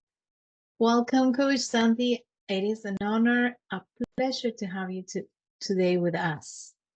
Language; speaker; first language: English; non-native, fluent; Spanish